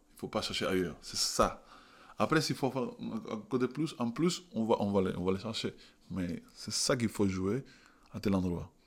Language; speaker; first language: French; non-native, fluent; Spanish